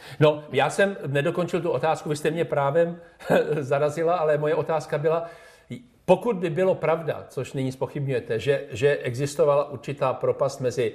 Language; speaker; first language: Czech; native; Czech